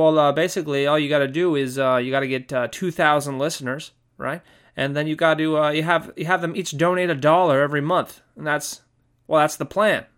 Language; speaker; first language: English; native; English